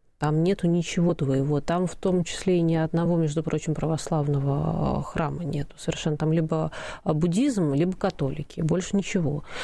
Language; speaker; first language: Russian; native; Russian